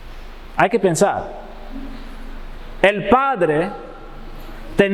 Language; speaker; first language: Spanish; non-native, fluent; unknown